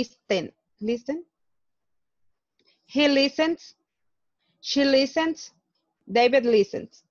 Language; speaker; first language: English; non-native, learner; Spanish